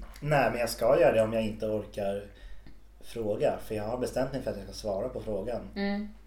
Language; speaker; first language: Swedish; native; Swedish